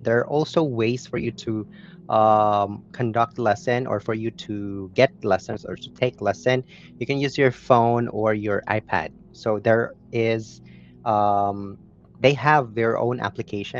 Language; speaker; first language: English; non-native, local second language; Cebuano